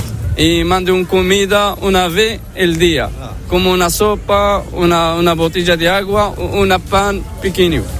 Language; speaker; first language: Spanish; non-native, learner; Arabic